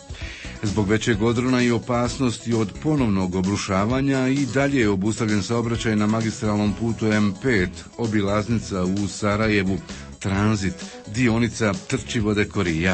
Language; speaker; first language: Croatian; native; Croatian